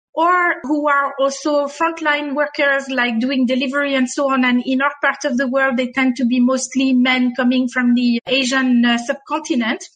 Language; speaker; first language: English; non-native, fluent; French